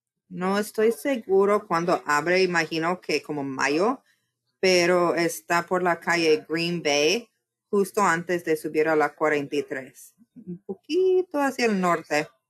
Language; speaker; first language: Spanish; non-native, fluent; English